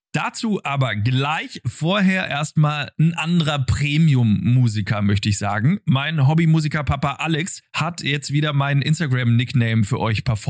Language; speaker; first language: German; native; German